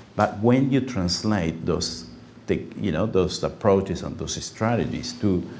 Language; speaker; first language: English; non-native, fluent; Spanish